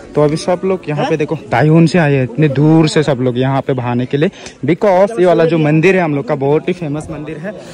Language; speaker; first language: Hindi; non-native, local second language; Chakma